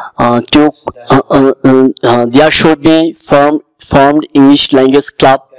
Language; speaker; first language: English; non-native, local second language; Bangla